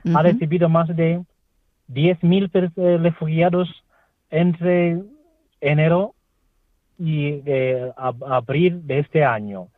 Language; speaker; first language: Spanish; non-native, learner; Swahili